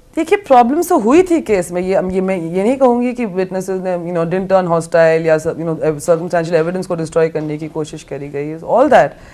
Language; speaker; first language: Hindi; native; Hindi